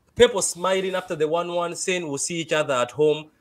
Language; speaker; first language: English; non-native, local second language; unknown